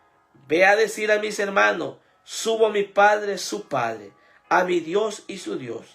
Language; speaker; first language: Spanish; native; Spanish